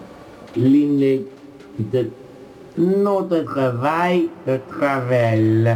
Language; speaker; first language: French; non-native, learner; English